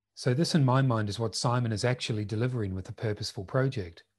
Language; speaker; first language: English; native; English